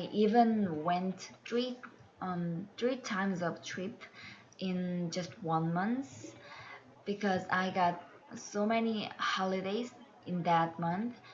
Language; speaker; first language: English; non-native, learner; Korean